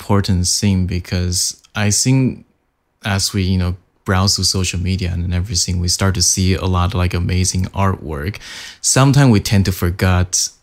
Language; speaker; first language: English; non-native, fluent; Chinese